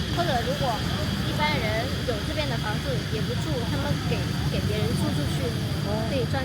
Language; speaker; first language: Chinese; non-native, fluent; Vietnamese